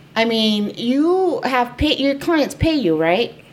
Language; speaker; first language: English; early bilingual, other home language; Spanish